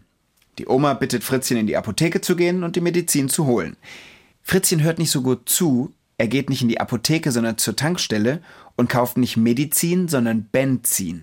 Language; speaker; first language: German; native; German